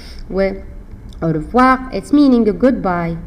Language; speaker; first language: French; non-native, fluent; Arabic